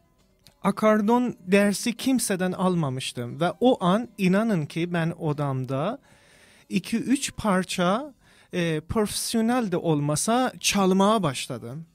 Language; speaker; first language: Turkish; non-native, fluent; Persian